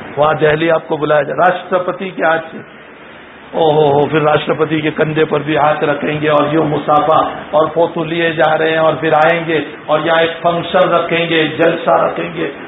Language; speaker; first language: Urdu; non-native, local second language; Gujarati